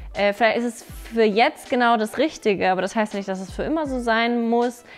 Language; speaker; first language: German; native; German